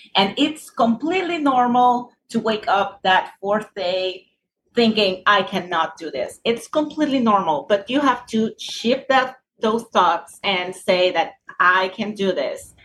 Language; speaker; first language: English; non-native, fluent; Spanish